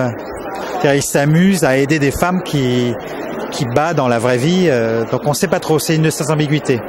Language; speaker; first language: French; native; French